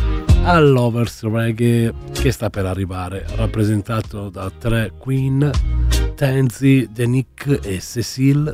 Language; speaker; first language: Italian; native; Italian